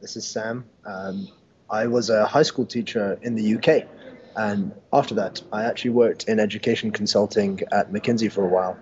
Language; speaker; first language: English; native; English